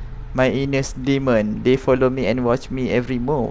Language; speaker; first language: English; non-native, local second language; Malay